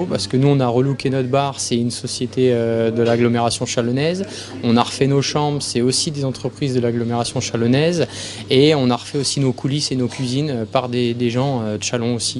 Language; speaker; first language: French; native; French